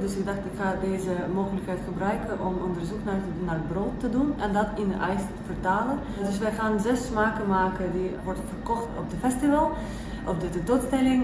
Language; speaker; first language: Dutch; non-native, fluent; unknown